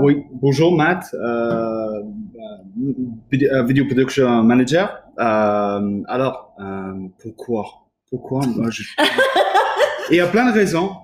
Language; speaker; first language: French; non-native, learner; English